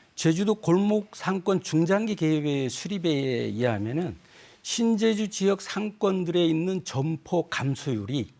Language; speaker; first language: Korean; native; Korean